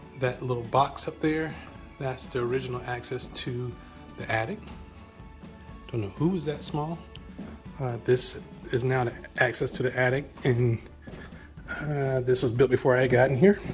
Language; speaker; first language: English; native; English